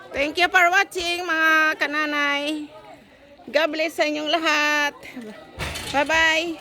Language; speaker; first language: Filipino; non-native, local second language; Waray